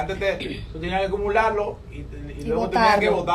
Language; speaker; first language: Spanish; native; Spanish